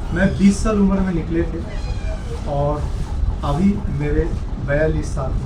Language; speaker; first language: Hindi; non-native, local second language; Bangla